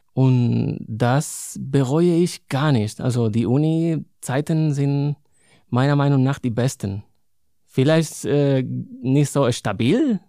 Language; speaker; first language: German; non-native, fluent; Spanish